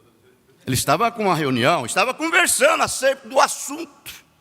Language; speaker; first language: Portuguese; native; Portuguese